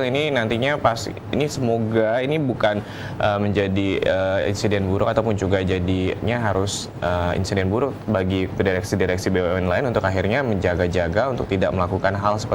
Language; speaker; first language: Indonesian; native; Indonesian